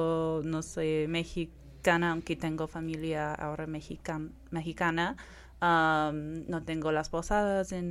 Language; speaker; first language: Spanish; non-native, fluent; English